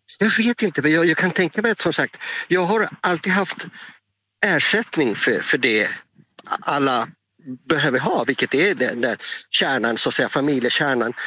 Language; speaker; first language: Swedish; non-native, fluent; Spanish